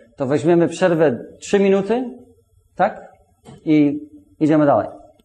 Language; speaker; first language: Polish; non-native, fluent; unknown